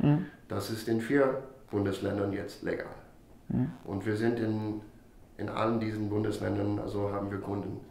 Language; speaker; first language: German; non-native, fluent; English